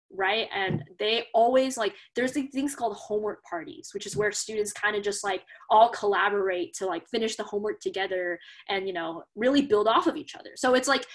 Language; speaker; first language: English; native; English